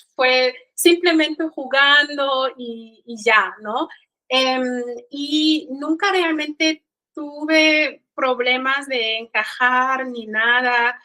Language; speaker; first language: Spanish; non-native, fluent; Kikuyu